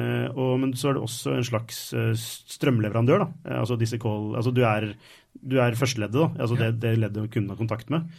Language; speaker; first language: Norwegian; native; Norwegian